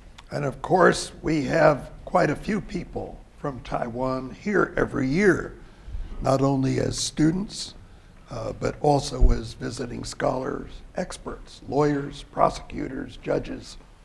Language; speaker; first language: English; native; English